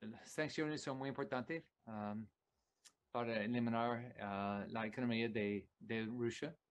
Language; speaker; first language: Spanish; non-native, learner; English